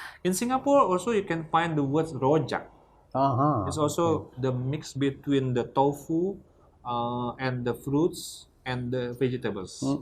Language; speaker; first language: English; non-native, fluent; Indonesian